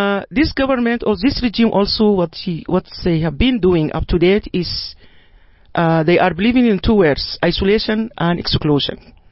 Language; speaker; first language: English; non-native, fluent; Arabic